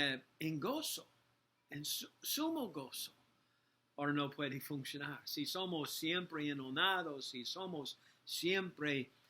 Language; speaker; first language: Spanish; non-native, learner; English